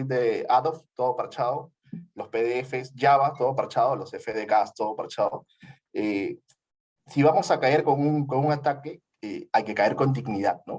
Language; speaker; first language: Spanish; native; Spanish